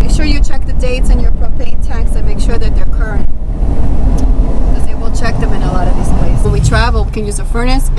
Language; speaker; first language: English; native; English